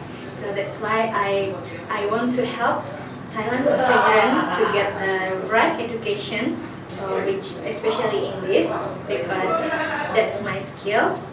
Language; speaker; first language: English; non-native, learner; Indonesian